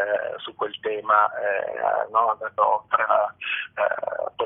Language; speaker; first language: Italian; native; Italian